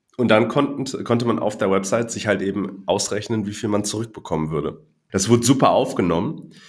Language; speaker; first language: German; non-native, fluent; Cantonese